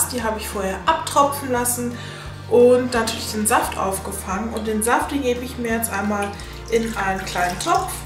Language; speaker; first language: German; native; German